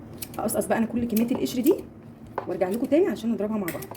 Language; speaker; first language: Arabic; native; Arabic